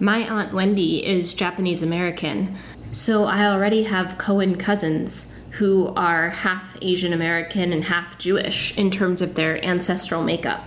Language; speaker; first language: English; native; English